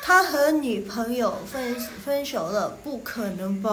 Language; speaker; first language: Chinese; non-native, fluent; Indonesian